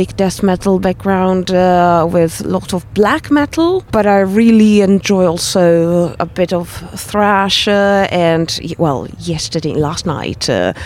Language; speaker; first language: English; non-native, fluent; Italian